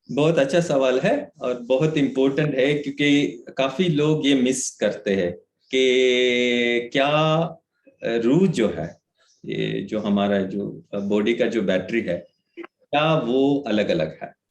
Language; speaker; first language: Hindi; native; Hindi